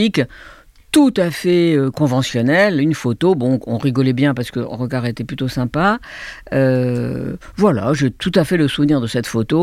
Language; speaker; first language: French; native; French